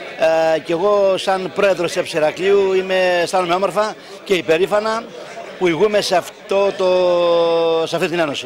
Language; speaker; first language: Greek; native; Greek